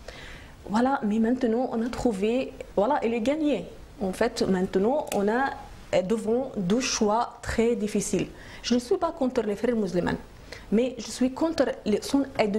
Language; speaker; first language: French; non-native, learner; Arabic